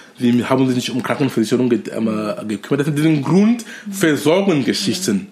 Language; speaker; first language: German; non-native, fluent; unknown